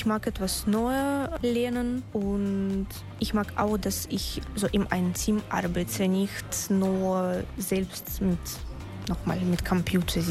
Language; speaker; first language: German; non-native, learner; Russian